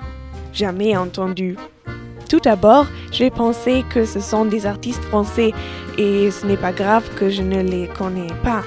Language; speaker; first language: French; non-native, fluent; German